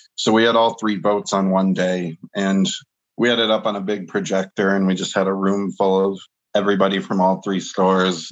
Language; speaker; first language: English; native; English